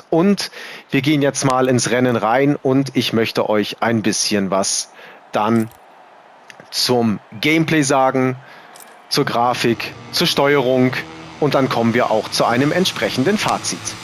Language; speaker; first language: German; native; German